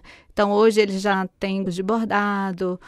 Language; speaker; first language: Portuguese; native; Portuguese